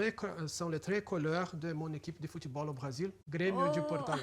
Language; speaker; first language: French; non-native, fluent; Portuguese